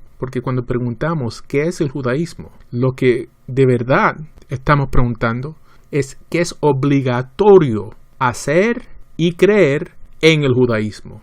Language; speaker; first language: Spanish; early bilingual, heritage; Spanish